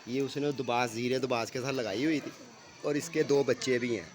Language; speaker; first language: Urdu; non-native, local second language; Punjabi